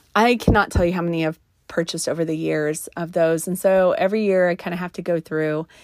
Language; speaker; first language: English; native; English